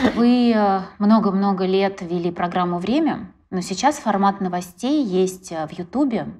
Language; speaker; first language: Russian; native; Russian